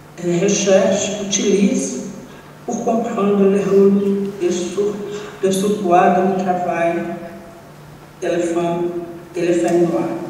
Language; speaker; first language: French; non-native, learner; Portuguese